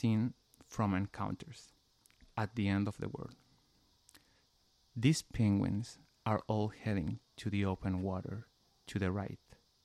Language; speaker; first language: English; non-native, fluent; Spanish